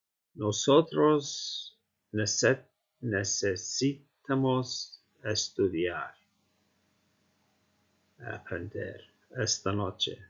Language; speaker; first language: Spanish; non-native, fluent; Icelandic